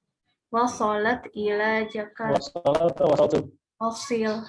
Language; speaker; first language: Arabic; non-native, learner; Indonesian